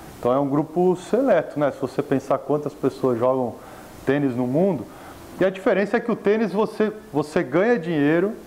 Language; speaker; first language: Portuguese; native; Portuguese